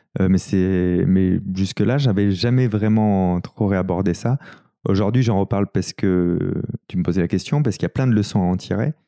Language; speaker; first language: French; native; French